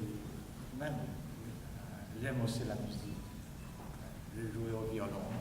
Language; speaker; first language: French; non-native, fluent; Chinese